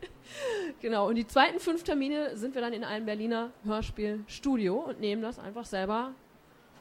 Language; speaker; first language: German; native; German